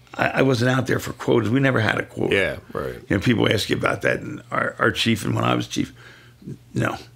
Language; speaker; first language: English; native; English